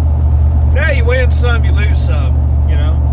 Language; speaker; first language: English; native; English